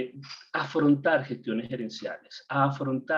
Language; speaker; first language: Spanish; native; Spanish